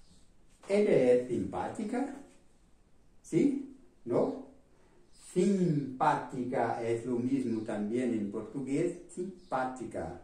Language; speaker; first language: Spanish; non-native, fluent; Portuguese